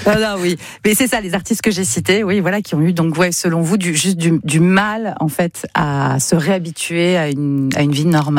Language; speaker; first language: French; native; French